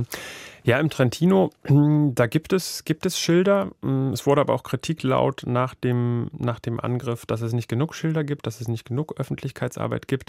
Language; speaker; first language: German; native; German